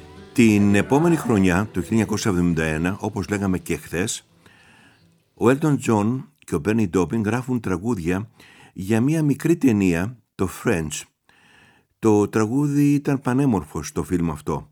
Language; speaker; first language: Greek; native; Greek